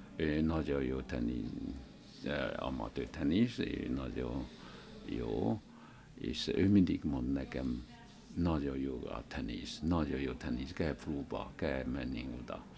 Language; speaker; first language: Hungarian; non-native, learner; Chinese